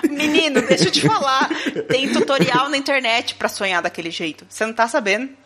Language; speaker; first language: Portuguese; native; Portuguese